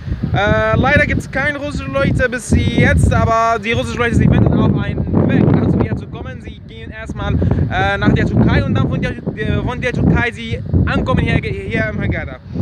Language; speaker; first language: German; non-native, learner; Arabic